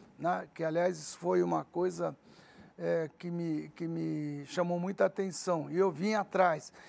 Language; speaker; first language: Portuguese; early bilingual, other home language; Arabic